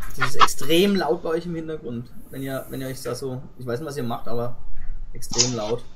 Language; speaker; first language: German; native; German